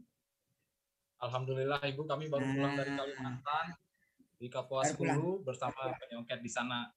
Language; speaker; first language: Indonesian; native; Indonesian